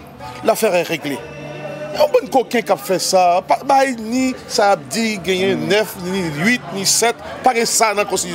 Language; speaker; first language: French; non-native, local second language; Haitian Creole